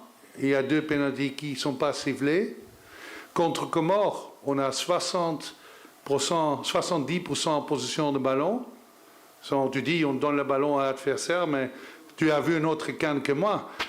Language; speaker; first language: French; non-native, learner; Dutch